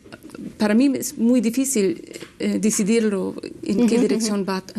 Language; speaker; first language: Spanish; non-native, learner; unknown